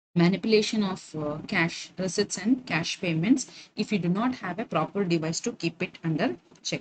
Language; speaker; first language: English; non-native, local second language; Kannada